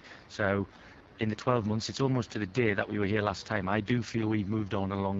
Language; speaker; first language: English; native; English